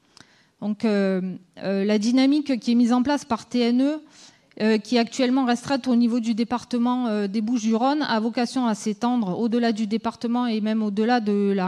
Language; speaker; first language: French; native; French